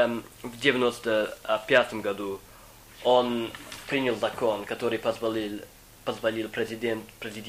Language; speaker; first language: Russian; non-native, fluent; English